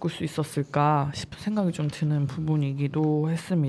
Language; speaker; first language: Korean; native; Korean